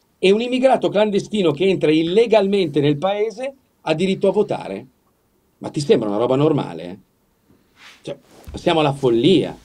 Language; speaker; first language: Italian; early bilingual, heritage; Italian